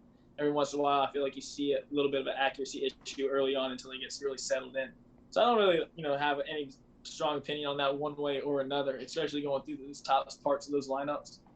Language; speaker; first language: English; native; English